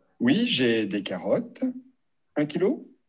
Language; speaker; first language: French; non-native, learner; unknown